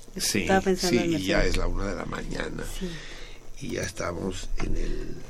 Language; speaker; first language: Spanish; native; Spanish